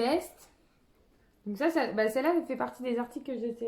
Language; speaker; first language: French; native; French